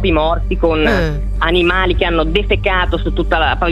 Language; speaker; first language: Italian; native; Italian